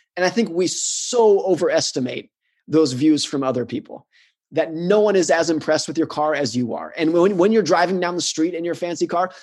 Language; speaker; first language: English; native; English